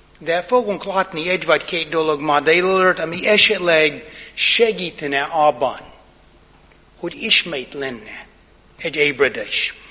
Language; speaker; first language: Hungarian; non-native, fluent; English